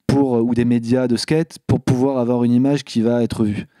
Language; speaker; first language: French; native; French